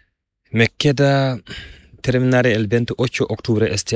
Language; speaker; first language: Spanish; non-native, learner; Fula